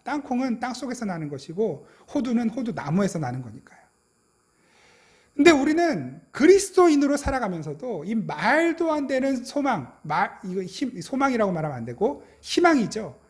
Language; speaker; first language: Korean; native; Korean